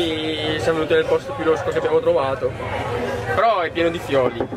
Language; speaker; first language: Italian; native; Italian